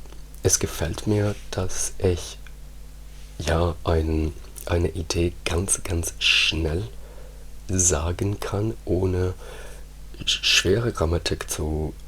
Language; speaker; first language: German; non-native, fluent; Italian